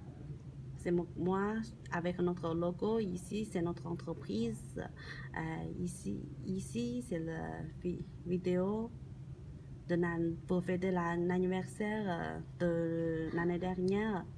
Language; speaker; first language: French; non-native, learner; Chinese